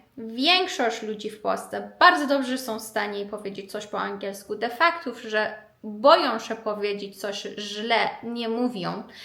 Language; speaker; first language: Polish; non-native, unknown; Persian